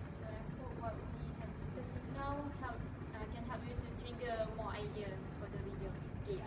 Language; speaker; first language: English; non-native, local second language; Malay